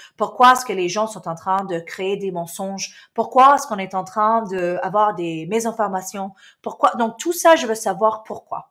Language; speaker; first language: French; non-native, local second language; Arabic